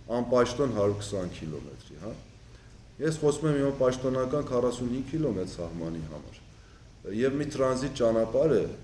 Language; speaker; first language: Armenian; early bilingual, heritage; Armenian